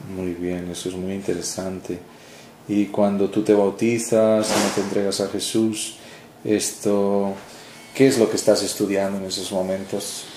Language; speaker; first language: Spanish; native; Spanish